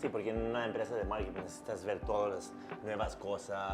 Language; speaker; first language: Spanish; non-native, learner; English